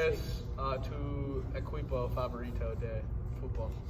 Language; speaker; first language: Spanish; non-native, learner; English